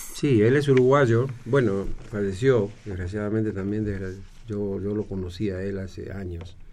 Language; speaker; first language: Spanish; native; Spanish